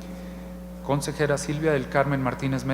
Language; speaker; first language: Spanish; native; Spanish